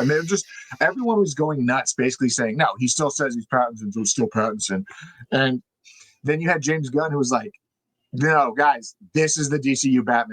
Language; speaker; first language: English; native; English